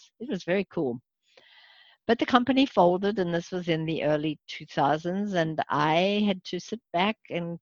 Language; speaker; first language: English; native; English